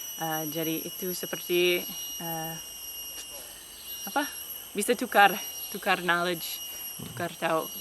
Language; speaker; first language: Indonesian; non-native, fluent; English